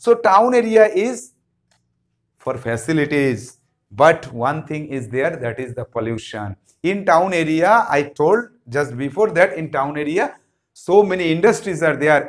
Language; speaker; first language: English; non-native, local second language; Bangla